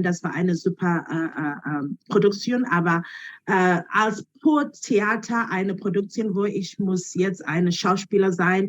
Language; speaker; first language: German; non-native, learner; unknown